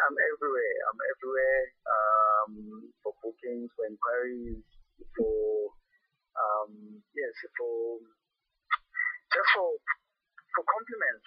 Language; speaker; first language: English; non-native, local second language; Zulu